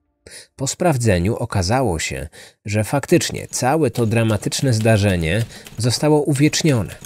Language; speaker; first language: Polish; native; Polish